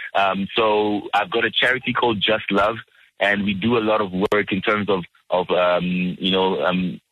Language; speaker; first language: English; early bilingual, other home language; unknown